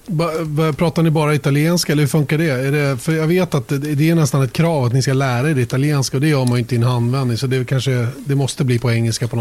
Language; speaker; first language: Swedish; native; Swedish